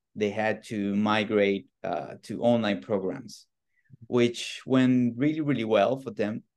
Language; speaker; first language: English; non-native, fluent; Spanish